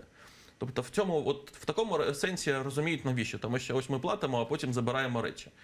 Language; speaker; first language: Ukrainian; native; Ukrainian